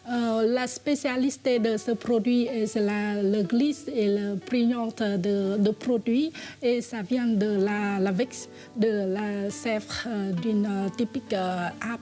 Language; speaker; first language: French; non-native, fluent; Vietnamese